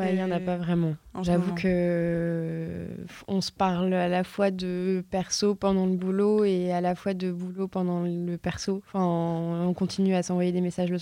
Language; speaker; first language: French; native; French